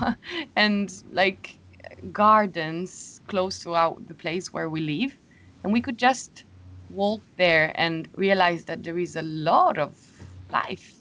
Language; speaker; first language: English; non-native, fluent; Italian